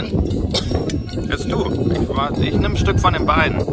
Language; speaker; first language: German; native; German